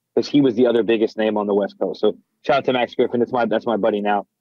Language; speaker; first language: English; native; English